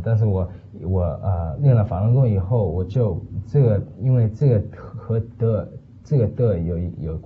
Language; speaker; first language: Chinese; early bilingual, heritage; Chinese